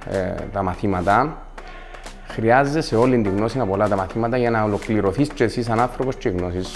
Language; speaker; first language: Greek; native; Greek